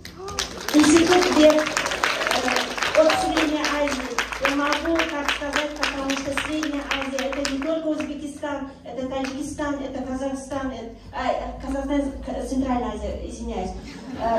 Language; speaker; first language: Russian; non-native, local second language; Uzbek